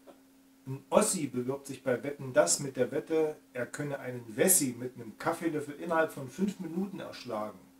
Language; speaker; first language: German; native; German